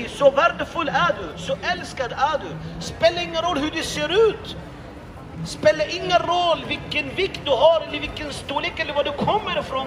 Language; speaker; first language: Swedish; non-native, fluent; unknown